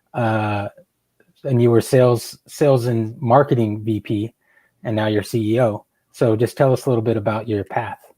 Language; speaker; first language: English; native; English